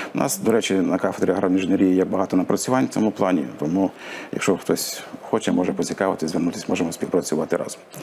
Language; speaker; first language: Ukrainian; native; Ukrainian